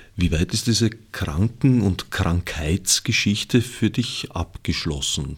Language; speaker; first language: German; native; German